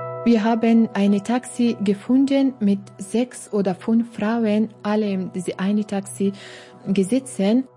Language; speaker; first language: German; non-native, learner; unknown